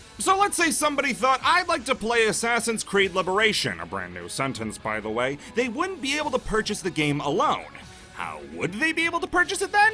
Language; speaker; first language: English; native; English